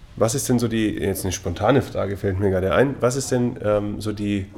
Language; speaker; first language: German; non-native, fluent; Italian